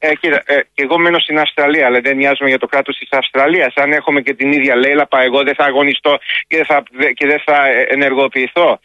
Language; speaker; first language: Greek; early bilingual, heritage; Greek